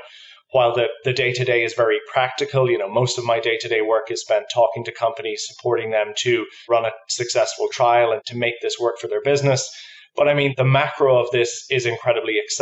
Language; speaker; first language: English; native; English